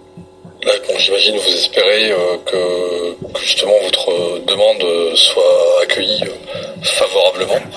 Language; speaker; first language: French; native; French